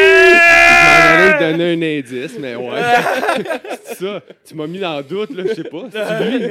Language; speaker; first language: French; native; French